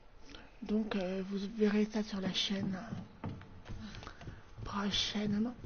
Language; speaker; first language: French; native; French